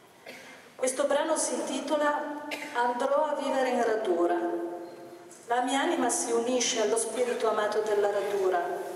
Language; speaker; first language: Italian; native; Italian